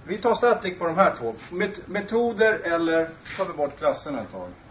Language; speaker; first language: Swedish; native; Swedish